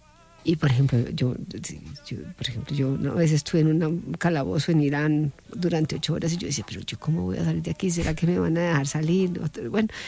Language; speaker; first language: Spanish; native; Spanish